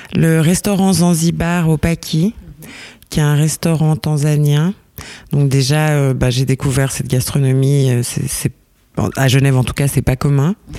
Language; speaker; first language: French; native; French